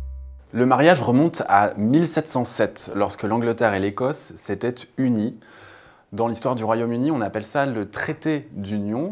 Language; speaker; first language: French; native; French